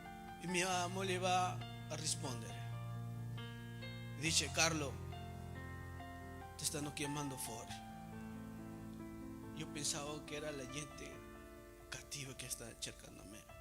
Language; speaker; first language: Italian; non-native, fluent; Spanish